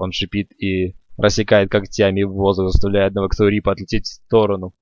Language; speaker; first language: Russian; native; Russian